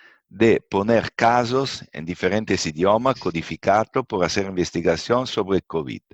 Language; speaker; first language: Spanish; non-native, fluent; Italian